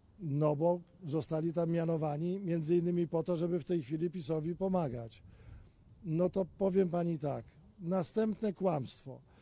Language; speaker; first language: Polish; native; Polish